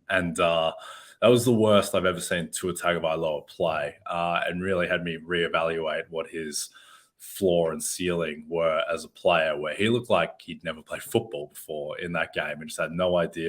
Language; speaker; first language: English; native; English